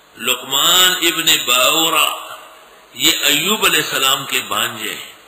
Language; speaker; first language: Urdu; non-native, local second language; Pashto